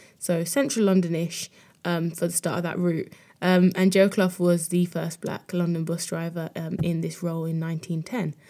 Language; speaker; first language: English; native; English